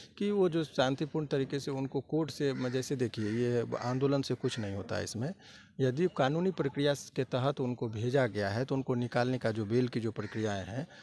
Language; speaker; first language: Hindi; native; Hindi